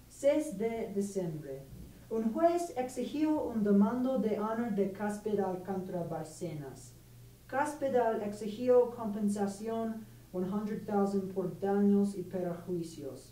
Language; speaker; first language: Spanish; non-native, learner; English